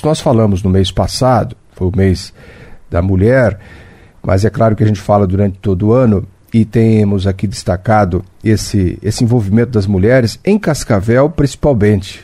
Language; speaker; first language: Portuguese; native; Portuguese